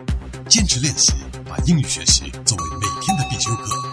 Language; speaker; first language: Chinese; native; Chinese